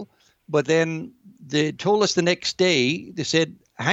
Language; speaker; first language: English; native; English